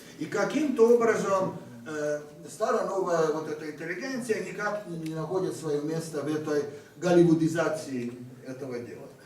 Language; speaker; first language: Russian; non-native, fluent; Hungarian